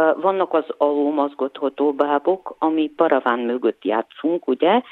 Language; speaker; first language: Hungarian; non-native, fluent; Bulgarian